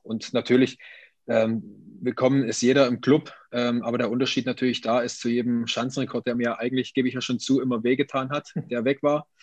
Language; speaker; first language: German; native; German